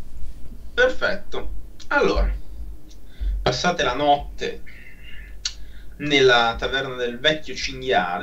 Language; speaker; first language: Italian; native; Italian